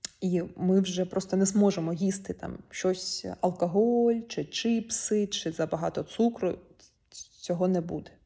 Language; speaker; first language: Ukrainian; non-native, local second language; Russian